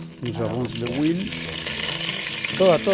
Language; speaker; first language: French; non-native, learner; Spanish